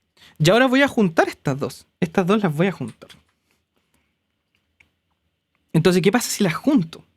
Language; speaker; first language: Spanish; native; Spanish